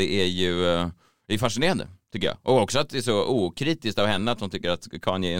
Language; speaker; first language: Swedish; native; Swedish